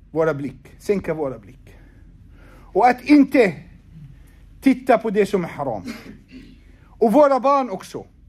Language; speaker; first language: Swedish; non-native, fluent; Arabic